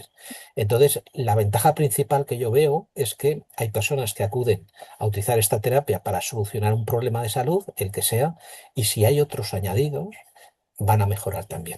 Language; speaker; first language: Spanish; native; Spanish